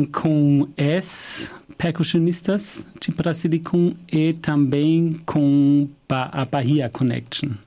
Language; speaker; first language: Portuguese; non-native, fluent; German